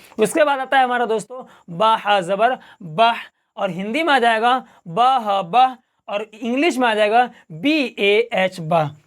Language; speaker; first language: Hindi; native; Hindi